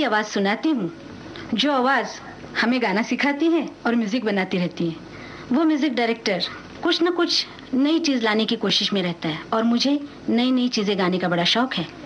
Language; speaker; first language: Hindi; non-native, local second language; Marathi